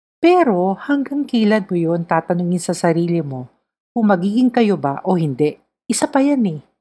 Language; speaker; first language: Filipino; native; Filipino